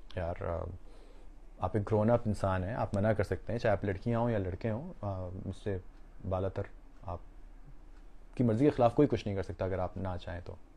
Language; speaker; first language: Urdu; native; Urdu